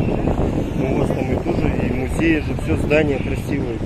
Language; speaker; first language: Russian; native; Russian